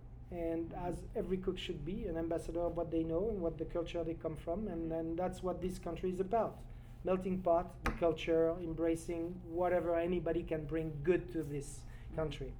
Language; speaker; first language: English; non-native, fluent; French